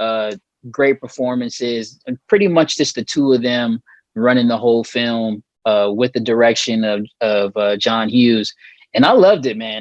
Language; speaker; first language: English; native; English